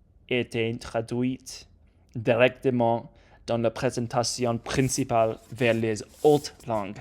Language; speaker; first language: French; non-native, learner; English